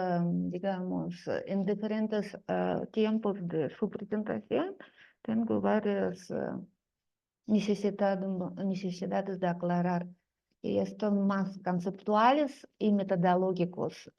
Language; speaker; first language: Spanish; non-native, fluent; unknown